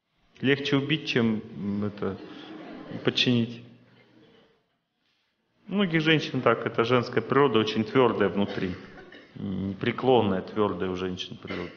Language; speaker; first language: Russian; native; Russian